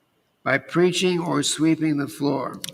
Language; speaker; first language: English; native; English